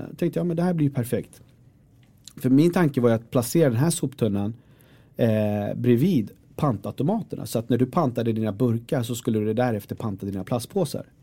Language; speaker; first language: Swedish; early bilingual, other home language; Kurdish